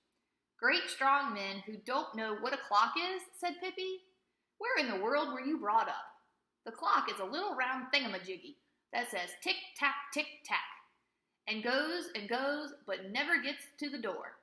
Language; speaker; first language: English; native; English